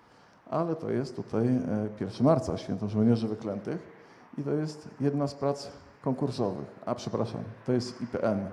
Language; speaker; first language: Polish; native; Polish